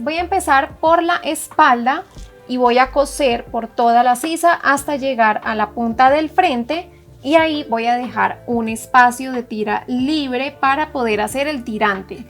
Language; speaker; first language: Spanish; native; Spanish